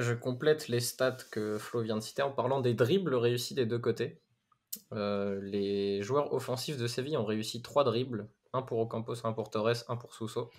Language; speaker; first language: French; native; French